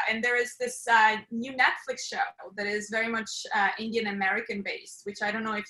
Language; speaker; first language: English; non-native, fluent; German